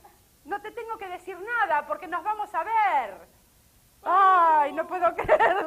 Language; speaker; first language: Spanish; native; Spanish